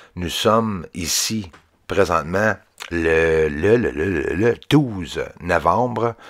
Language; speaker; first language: French; native; French